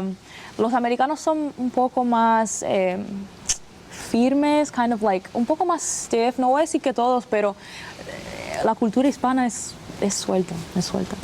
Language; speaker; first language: Spanish; early bilingual, other home language; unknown